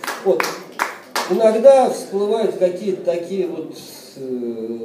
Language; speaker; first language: Russian; native; Russian